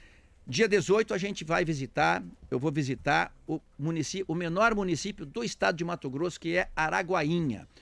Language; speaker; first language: Portuguese; native; Portuguese